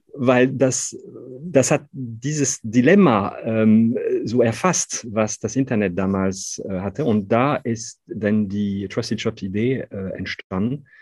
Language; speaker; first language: German; non-native, fluent; French